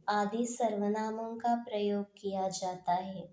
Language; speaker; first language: Hindi; non-native, local second language; Malayalam